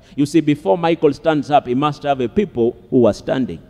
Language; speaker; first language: English; non-native, local second language; Swahili